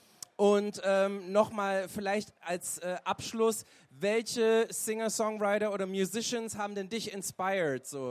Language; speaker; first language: German; native; German